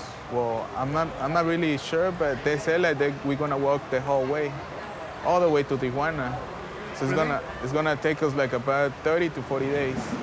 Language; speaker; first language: English; early bilingual, other home language; Spanish